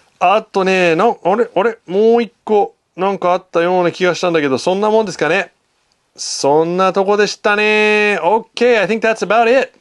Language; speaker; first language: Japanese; non-native, fluent; English